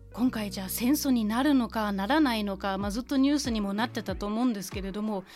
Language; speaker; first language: Japanese; non-native, fluent; German